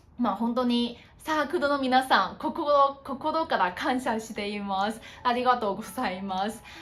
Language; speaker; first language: Japanese; non-native, fluent; Chinese